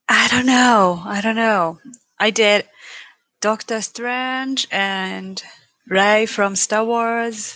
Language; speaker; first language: English; non-native, learner; Japanese